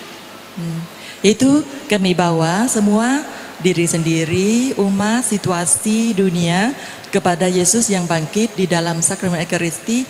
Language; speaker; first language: Indonesian; non-native, fluent; Vietnamese